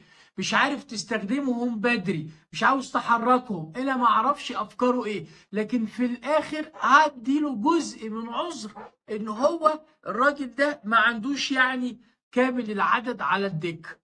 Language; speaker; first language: Arabic; native; Arabic